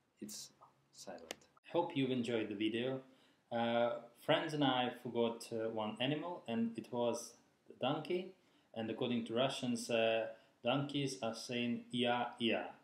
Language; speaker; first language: English; non-native, fluent; Russian